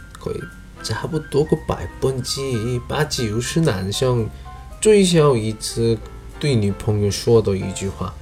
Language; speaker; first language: Chinese; non-native, fluent; Korean